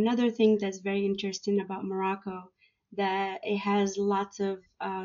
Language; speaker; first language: English; non-native, fluent; Arabic